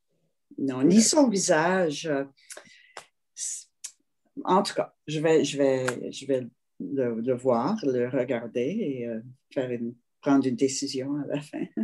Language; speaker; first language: French; non-native, fluent; English